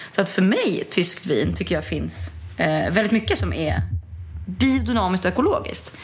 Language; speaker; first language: Swedish; early bilingual, other home language; German